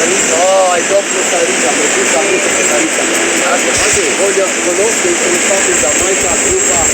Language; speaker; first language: Italian; non-native, fluent; Albanian